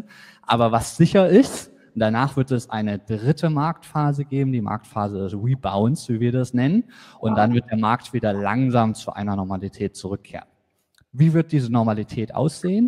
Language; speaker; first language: German; native; German